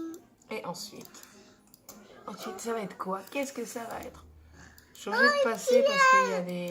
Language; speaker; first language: French; native; French